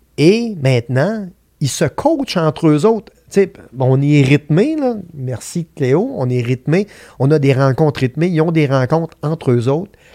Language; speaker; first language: French; native; French